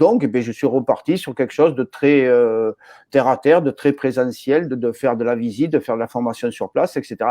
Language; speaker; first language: French; native; French